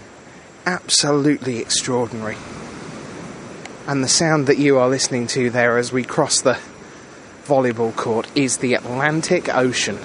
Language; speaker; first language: English; native; English